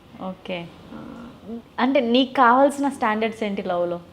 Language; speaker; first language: Telugu; native; Telugu